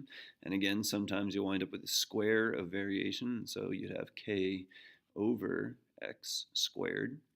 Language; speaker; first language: English; native; English